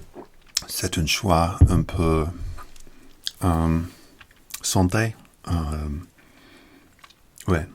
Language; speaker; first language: French; non-native, learner; English